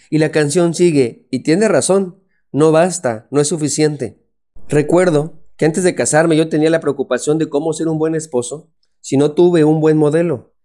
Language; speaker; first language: Spanish; native; Spanish